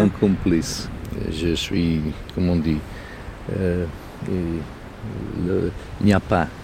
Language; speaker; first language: French; non-native, learner; Italian